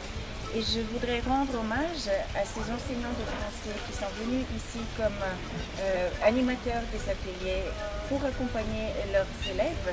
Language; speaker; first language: French; non-native, fluent; Bulgarian